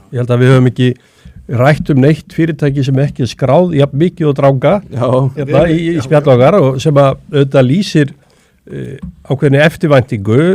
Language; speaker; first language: Icelandic; native; Icelandic